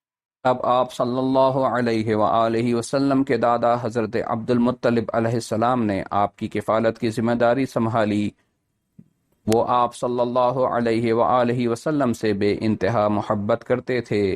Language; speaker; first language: Urdu; native; Urdu